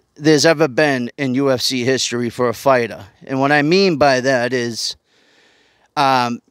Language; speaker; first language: English; native; English